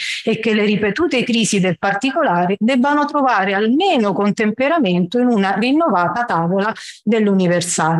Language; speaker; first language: Italian; native; Italian